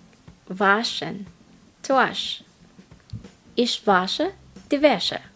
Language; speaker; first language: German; non-native, fluent; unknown